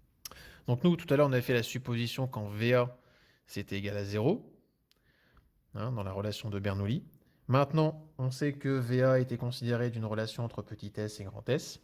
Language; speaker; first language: French; native; French